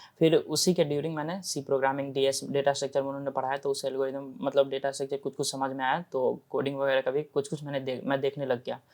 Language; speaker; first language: Hindi; native; Hindi